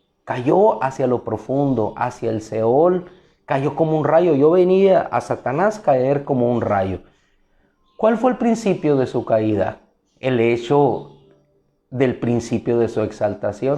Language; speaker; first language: Spanish; native; Spanish